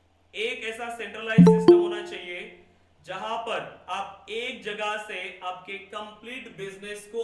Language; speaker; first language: Hindi; native; Hindi